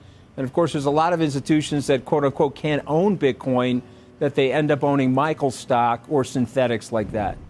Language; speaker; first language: English; native; English